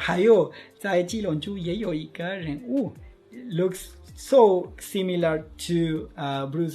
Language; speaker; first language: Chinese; non-native, fluent; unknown